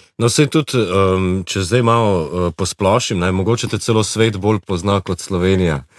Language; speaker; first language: Slovenian; native; Slovenian